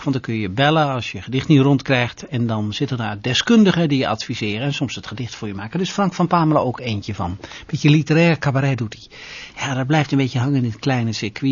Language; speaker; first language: Dutch; native; Dutch